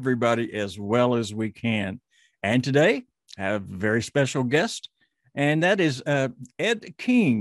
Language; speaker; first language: English; native; English